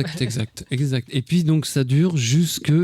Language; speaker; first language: French; native; French